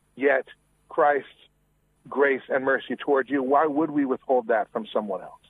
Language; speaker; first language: English; native; English